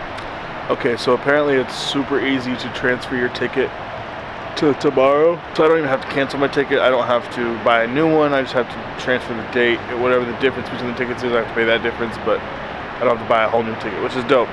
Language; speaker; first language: English; native; English